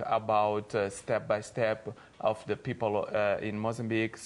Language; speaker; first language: English; non-native, fluent; Portuguese